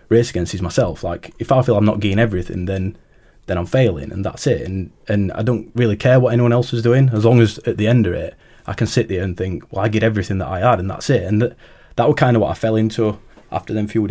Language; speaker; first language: English; native; English